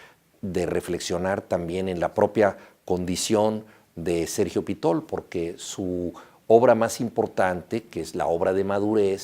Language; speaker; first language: Spanish; native; Spanish